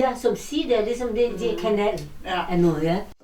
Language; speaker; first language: Danish; non-native, learner; Russian